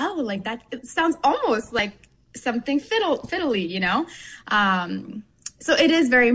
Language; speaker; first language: English; non-native, fluent; French